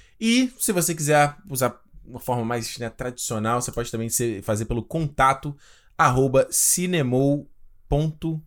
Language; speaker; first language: Portuguese; native; Portuguese